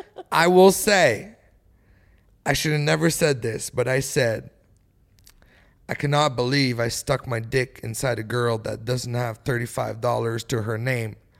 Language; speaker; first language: English; early bilingual, other home language; French